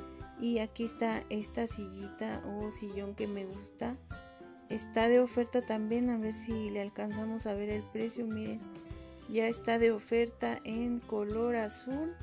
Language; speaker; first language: Spanish; native; Spanish